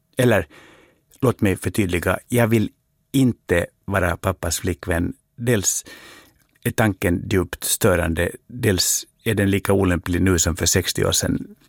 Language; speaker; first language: Swedish; native; Swedish